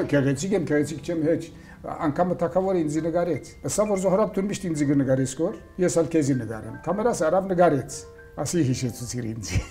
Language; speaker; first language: Armenian; early bilingual, heritage; Armenian